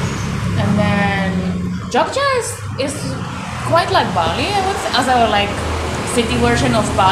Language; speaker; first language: English; non-native, fluent; Swiss German